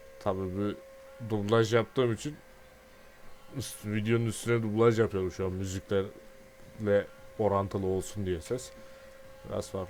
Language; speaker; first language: Turkish; native; Turkish